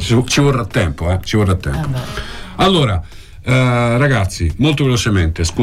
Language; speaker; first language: Italian; native; Italian